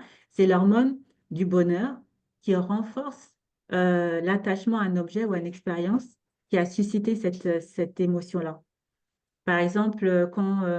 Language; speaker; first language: French; native; French